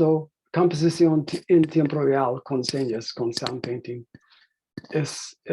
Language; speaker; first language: Spanish; non-native, learner; English